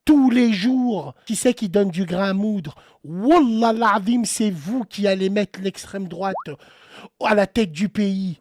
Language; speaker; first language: French; native; French